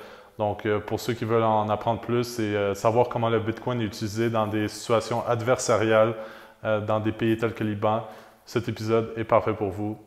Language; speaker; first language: French; native; French